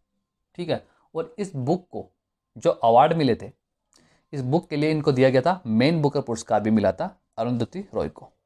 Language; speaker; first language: Hindi; native; Hindi